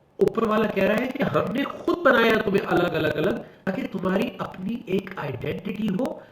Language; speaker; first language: Urdu; native; Urdu